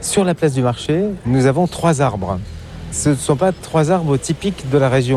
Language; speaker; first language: French; native; French